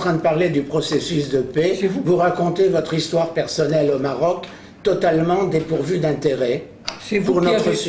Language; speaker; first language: French; native; French